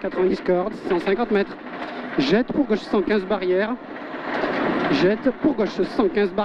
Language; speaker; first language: French; native; French